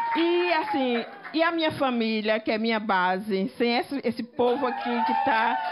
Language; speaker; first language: Portuguese; native; Portuguese